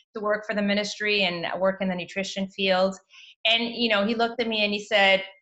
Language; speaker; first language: English; native; English